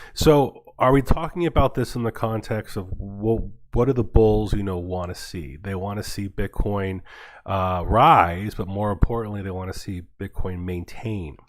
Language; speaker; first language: English; native; English